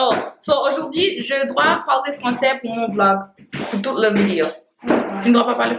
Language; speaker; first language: French; non-native, learner; Haitian Creole